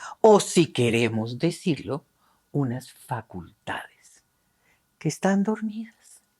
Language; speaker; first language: Spanish; native; Spanish